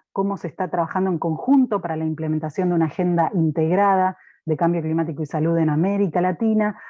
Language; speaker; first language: Spanish; native; Spanish